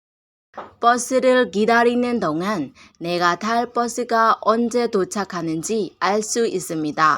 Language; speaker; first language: Korean; non-native, learner; Burmese